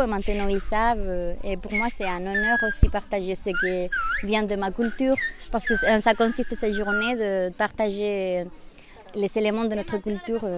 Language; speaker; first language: French; non-native, fluent; Spanish